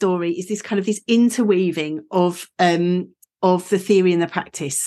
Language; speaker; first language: English; native; English